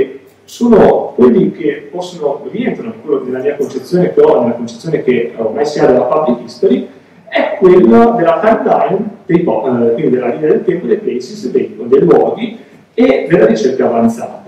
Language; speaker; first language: Italian; native; Italian